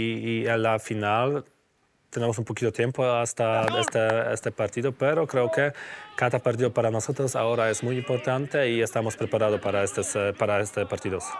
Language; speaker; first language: Spanish; non-native, learner; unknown